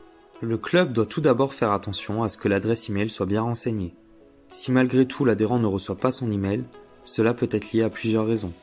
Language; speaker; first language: French; native; French